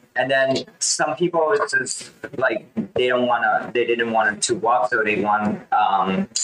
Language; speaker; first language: English; non-native, learner; Vietnamese